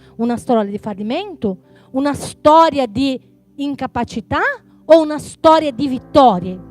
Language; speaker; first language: Italian; non-native, fluent; Portuguese